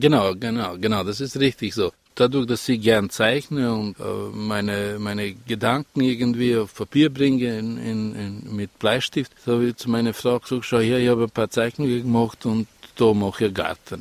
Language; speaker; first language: German; non-native, fluent; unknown